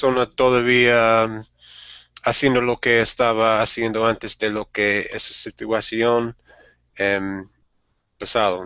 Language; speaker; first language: Spanish; non-native, learner; English